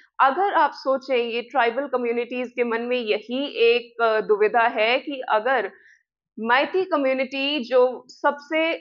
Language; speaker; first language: Hindi; non-native, local second language; Punjabi